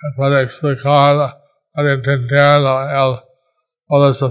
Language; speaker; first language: Spanish; non-native, learner; English